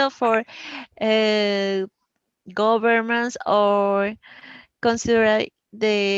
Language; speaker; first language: English; non-native, learner; Spanish